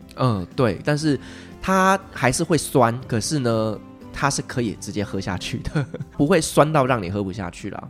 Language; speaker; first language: Chinese; native; Chinese